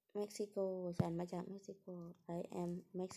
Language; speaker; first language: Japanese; non-native, learner; Thai